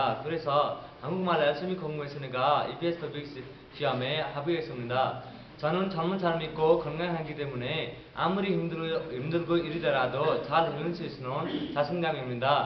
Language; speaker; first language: Korean; non-native, learner; Nepali